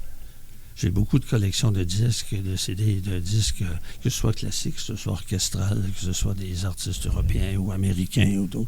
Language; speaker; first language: French; native; French